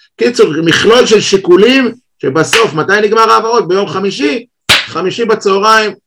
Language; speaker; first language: Hebrew; native; Hebrew